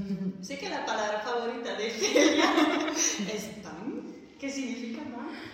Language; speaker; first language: Spanish; non-native, fluent; Dutch